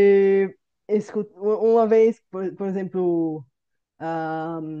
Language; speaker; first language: Portuguese; non-native, fluent; Bulgarian